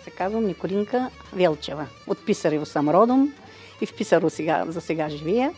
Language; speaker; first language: Bulgarian; native; Bulgarian